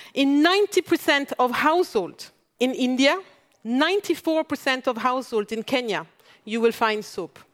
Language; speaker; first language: English; non-native, fluent; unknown